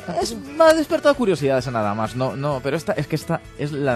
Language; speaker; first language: Spanish; native; Spanish